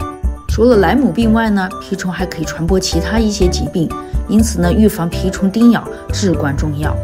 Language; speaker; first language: Chinese; native; Chinese